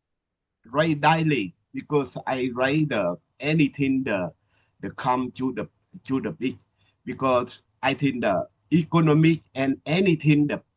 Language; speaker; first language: English; non-native, learner; Vietnamese